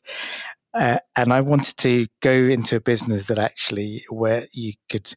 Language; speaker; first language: English; native; English